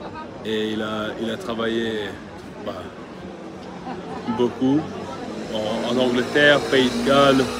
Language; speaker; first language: French; early bilingual, other home language; English